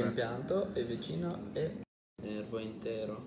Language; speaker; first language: Italian; non-native, learner; Romanian